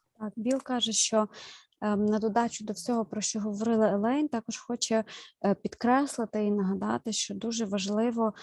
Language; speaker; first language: Ukrainian; native; Ukrainian